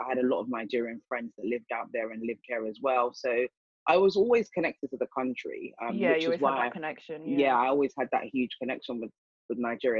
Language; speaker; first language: English; native; English